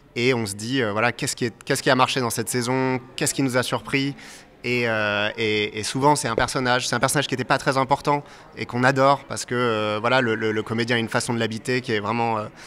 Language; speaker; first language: French; native; French